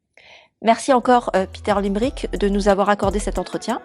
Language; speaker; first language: French; native; French